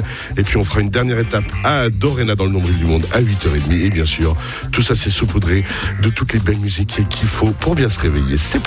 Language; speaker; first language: French; native; French